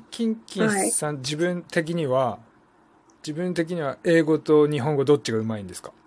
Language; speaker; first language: Japanese; non-native, fluent; Cantonese